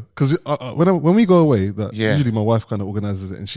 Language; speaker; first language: English; native; English